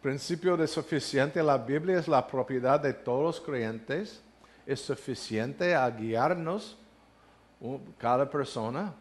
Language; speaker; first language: Spanish; non-native, learner; English